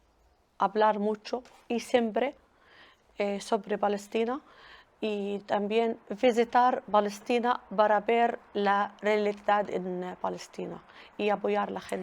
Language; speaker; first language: Spanish; non-native, learner; Arabic